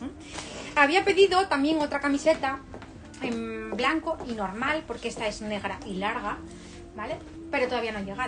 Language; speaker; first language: Spanish; native; Spanish